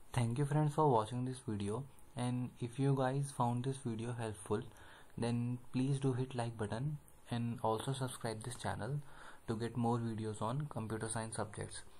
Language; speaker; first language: Hindi; native; Hindi